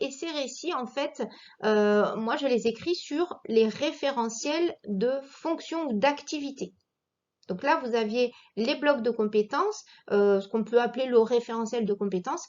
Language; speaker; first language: French; native; French